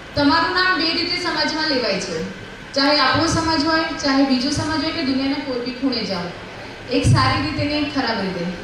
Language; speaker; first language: Gujarati; native; Gujarati